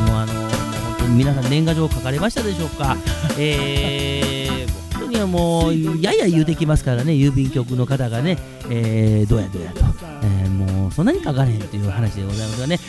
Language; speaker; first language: Japanese; native; Japanese